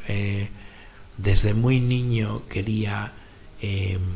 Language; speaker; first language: Spanish; native; Spanish